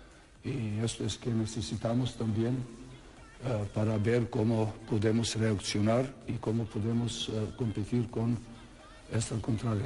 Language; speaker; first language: Spanish; non-native, fluent; Serbian